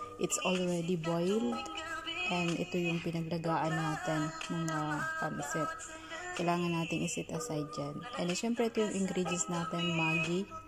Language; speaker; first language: Filipino; non-native, local second language; Bikol